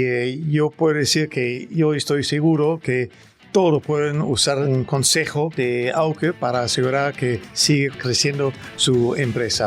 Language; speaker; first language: Spanish; non-native, fluent; Danish